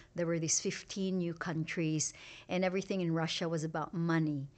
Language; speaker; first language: English; non-native, local second language; Hiligaynon